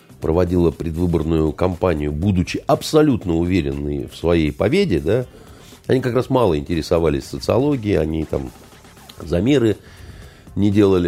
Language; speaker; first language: Russian; native; Russian